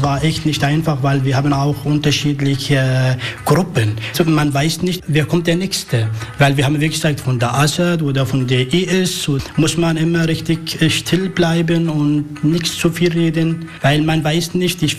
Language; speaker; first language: German; non-native, learner; Arabic